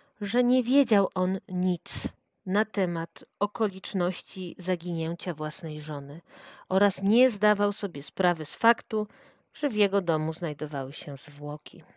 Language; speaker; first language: Polish; native; Polish